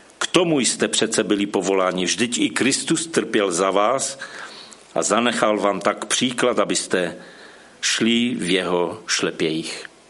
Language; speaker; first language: Czech; non-native, local second language; Polish